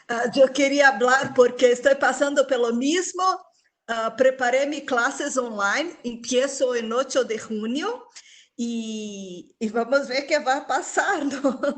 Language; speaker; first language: Spanish; non-native, local second language; Portuguese